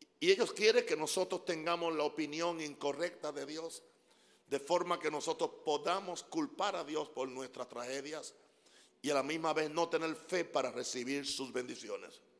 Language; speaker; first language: Spanish; non-native, fluent; English